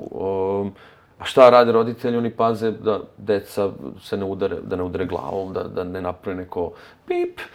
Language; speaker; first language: Serbian; native; Serbian